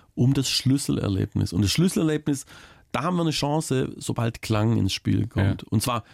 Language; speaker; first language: German; native; German